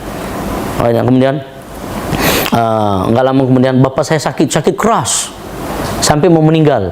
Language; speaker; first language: Indonesian; non-native, local second language; Nias